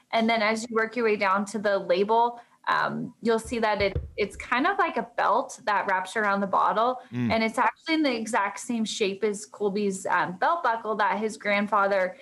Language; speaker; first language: English; native; English